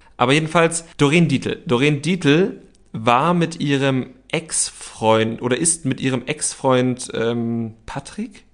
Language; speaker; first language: German; native; German